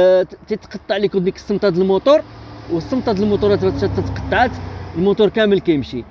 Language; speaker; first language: Arabic; native; Arabic